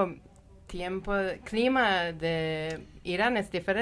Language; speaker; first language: Spanish; non-native, fluent; Persian